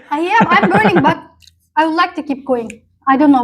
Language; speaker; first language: English; non-native, learner; Turkish